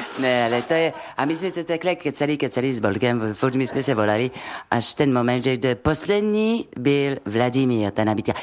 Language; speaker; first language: Czech; non-native, fluent; French